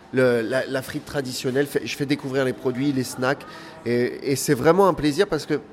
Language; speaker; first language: French; native; French